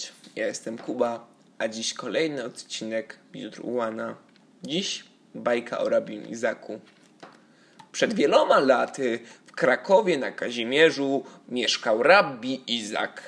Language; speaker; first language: Polish; native; Polish